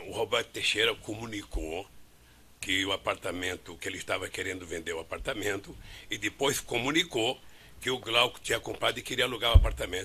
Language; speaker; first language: Portuguese; native; Portuguese